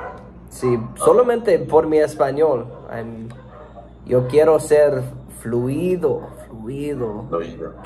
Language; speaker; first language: Spanish; non-native, learner; English